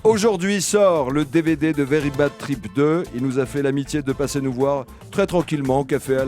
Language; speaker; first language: French; native; French